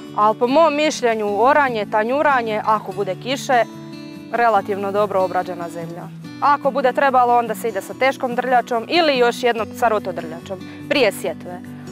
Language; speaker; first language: Croatian; native; Croatian